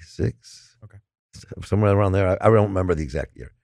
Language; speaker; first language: English; native; English